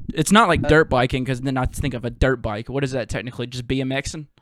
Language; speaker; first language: English; native; English